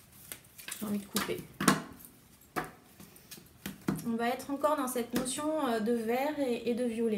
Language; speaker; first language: French; native; French